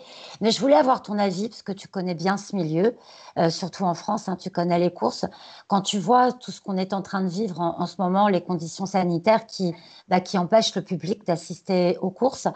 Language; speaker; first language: French; native; French